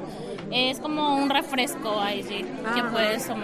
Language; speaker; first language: Spanish; native; Spanish